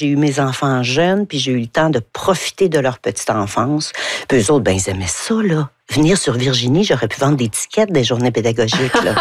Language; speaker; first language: French; native; French